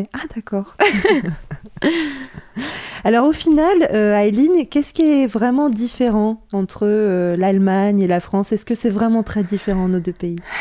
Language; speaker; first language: French; native; French